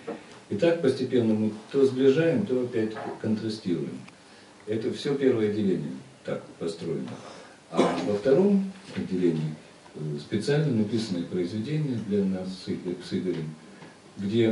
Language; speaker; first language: Russian; native; Russian